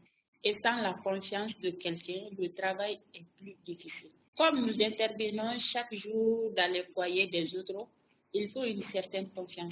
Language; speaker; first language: French; non-native, local second language; Bambara